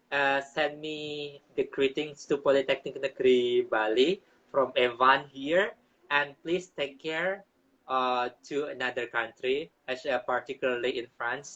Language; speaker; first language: English; non-native, local second language; Indonesian